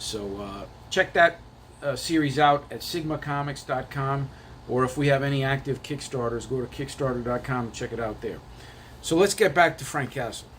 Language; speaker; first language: English; native; English